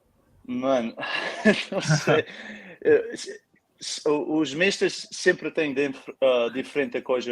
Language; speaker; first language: Portuguese; early bilingual, heritage; Portuguese